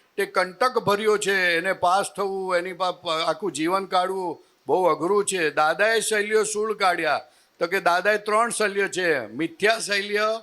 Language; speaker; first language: Gujarati; native; Gujarati